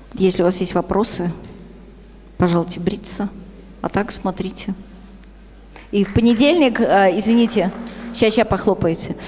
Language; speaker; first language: Russian; native; Russian